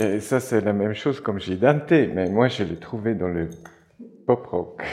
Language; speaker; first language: French; non-native, local second language; German